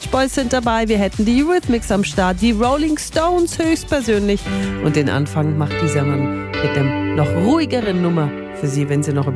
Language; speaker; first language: German; native; German